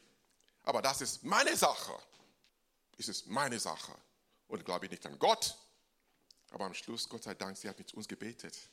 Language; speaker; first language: German; non-native, fluent; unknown